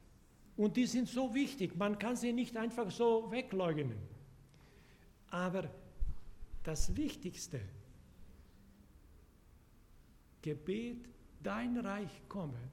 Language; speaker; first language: German; non-native, fluent; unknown